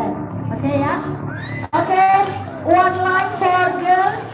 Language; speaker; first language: English; non-native, learner; Indonesian